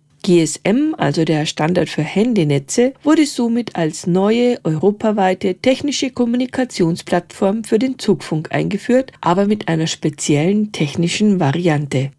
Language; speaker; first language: German; native; German